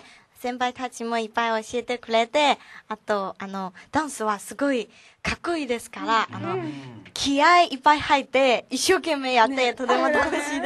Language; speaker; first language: Japanese; non-native, learner; Chinese